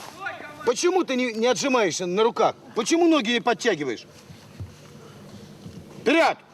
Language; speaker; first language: Russian; native; Russian